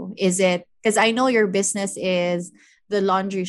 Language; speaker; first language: English; non-native, local second language; Cebuano